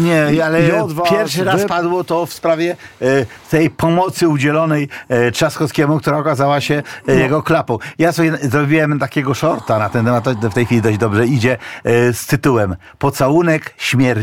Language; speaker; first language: Polish; native; Polish